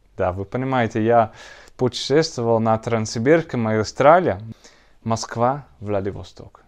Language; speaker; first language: Russian; non-native, learner; Dutch